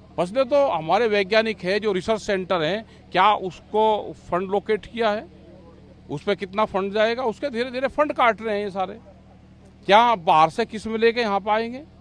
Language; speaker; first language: Hindi; native; Hindi